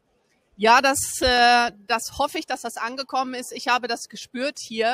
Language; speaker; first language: German; native; German